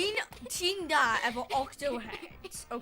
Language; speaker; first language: Welsh; non-native, local second language; English